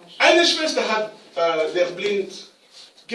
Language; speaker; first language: German; non-native, learner; Romanian